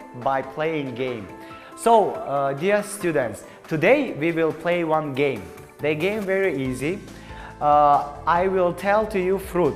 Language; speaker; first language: English; non-native, learner; Tajik